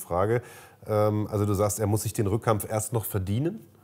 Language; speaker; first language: German; native; German